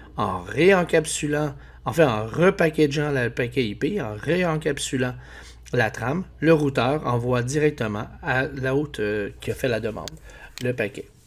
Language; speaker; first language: French; native; French